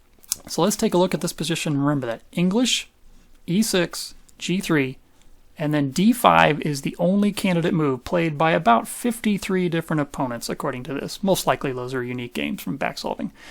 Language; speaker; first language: English; native; English